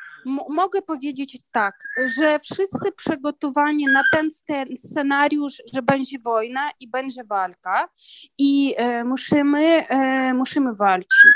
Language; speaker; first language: Polish; non-native, learner; Ukrainian